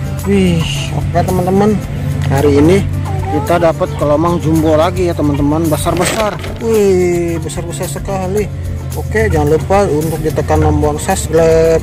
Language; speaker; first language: Indonesian; native; Indonesian